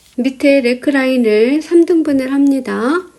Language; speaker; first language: Korean; native; Korean